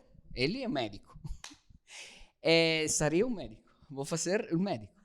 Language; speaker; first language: Portuguese; non-native, learner; Italian